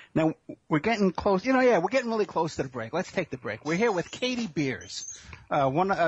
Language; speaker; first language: English; native; English